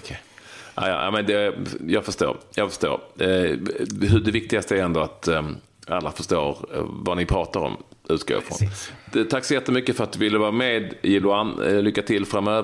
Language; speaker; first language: Swedish; native; Swedish